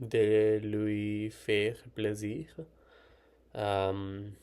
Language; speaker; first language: French; non-native, learner; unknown